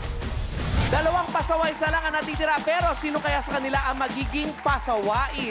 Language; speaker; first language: Filipino; native; Filipino